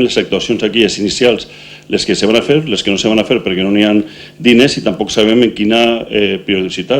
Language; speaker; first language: Catalan; native; Catalan